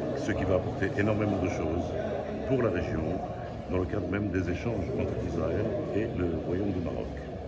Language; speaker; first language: French; native; French